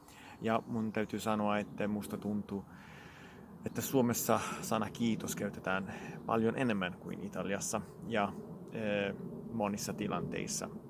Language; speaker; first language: Finnish; non-native, fluent; Italian